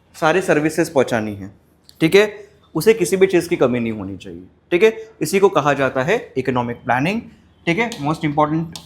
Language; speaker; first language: Hindi; non-native, local second language; Marathi